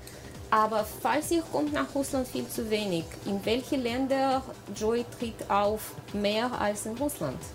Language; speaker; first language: German; non-native, learner; Russian